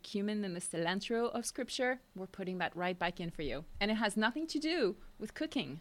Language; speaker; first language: English; non-native, fluent; French